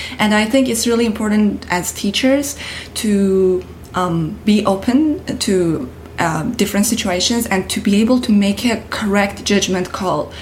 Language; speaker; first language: English; non-native, fluent; Persian